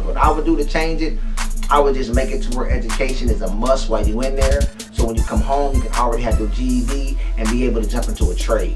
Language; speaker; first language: English; native; English